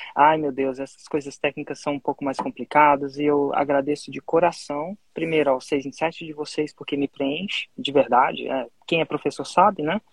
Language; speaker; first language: Portuguese; native; Portuguese